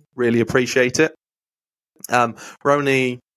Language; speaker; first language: English; native; English